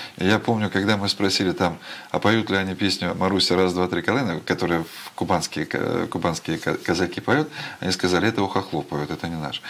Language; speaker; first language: Russian; native; Russian